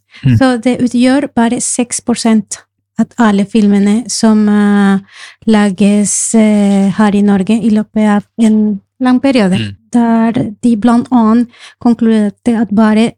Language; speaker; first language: Norwegian; non-native, fluent; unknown